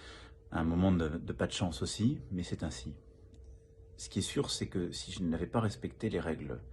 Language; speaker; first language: French; native; French